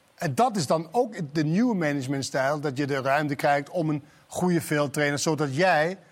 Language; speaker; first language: Dutch; non-native, fluent; Danish